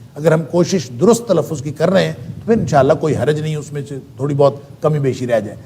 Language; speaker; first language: Urdu; non-native, local second language; Punjabi